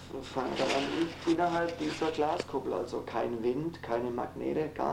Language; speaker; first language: German; native; German